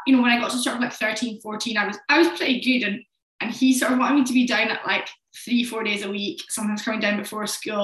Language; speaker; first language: English; native; English